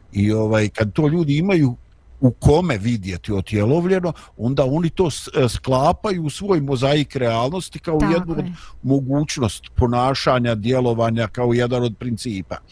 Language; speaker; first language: Bosnian; native; Bosnian